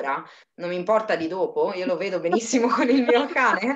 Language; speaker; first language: Italian; native; Italian